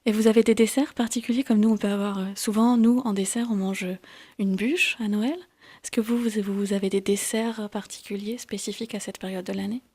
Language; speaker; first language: French; native; French